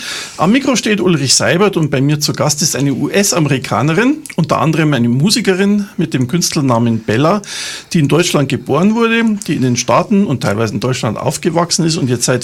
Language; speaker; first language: German; native; German